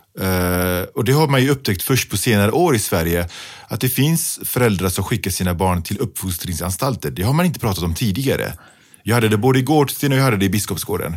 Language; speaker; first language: Swedish; early bilingual, other home language; Pashto